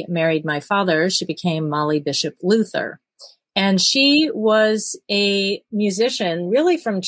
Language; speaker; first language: English; native; English